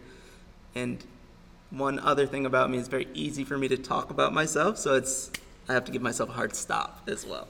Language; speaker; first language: English; native; English